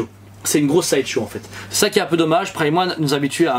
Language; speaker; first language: French; native; French